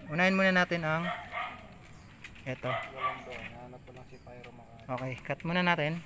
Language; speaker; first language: Filipino; native; Filipino